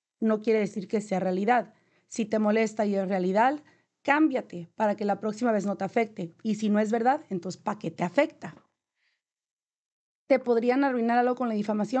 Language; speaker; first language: Spanish; native; Spanish